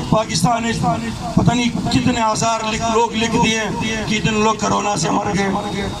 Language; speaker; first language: Urdu; non-native, local second language; Pashto